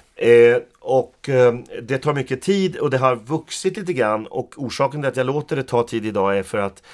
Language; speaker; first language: Swedish; native; Swedish